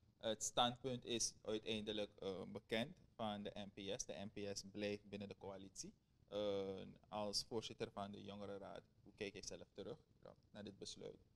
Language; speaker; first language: Dutch; native; Dutch